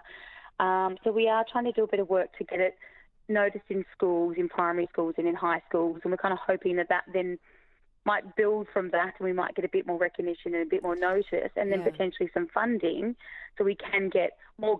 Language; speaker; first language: English; native; English